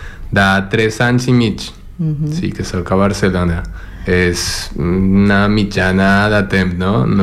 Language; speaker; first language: Catalan; non-native, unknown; Spanish